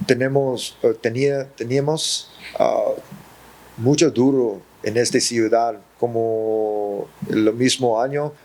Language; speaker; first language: Spanish; early bilingual, heritage; English